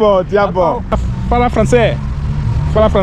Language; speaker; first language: Portuguese; non-native, learner; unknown